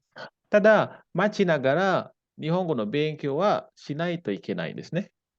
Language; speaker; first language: Japanese; non-native, fluent; Indonesian